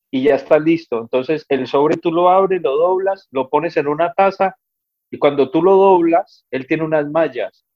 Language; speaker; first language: Spanish; native; Spanish